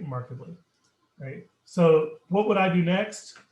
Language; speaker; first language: English; native; English